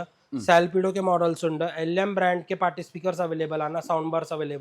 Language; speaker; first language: Malayalam; non-native, fluent; Hindi